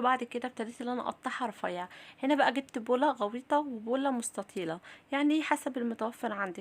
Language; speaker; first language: Arabic; native; Arabic